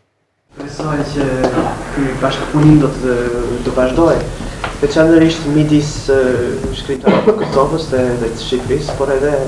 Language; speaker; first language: Albanian; non-native, fluent; English